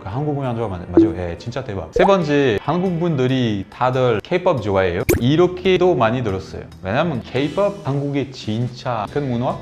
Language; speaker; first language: Korean; non-native, learner; French